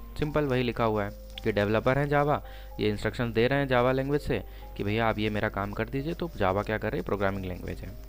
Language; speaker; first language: Hindi; native; Hindi